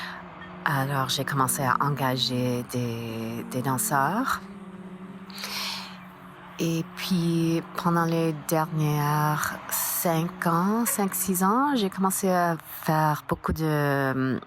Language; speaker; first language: French; non-native, fluent; English